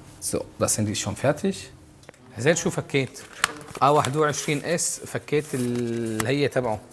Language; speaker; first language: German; early bilingual, other home language; Arabic